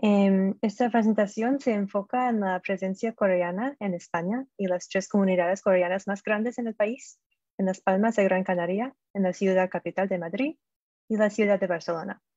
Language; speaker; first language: Spanish; non-native, fluent; English